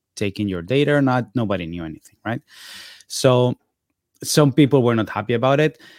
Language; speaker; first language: English; non-native, fluent; Spanish